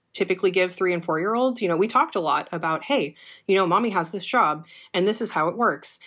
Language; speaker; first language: English; native; English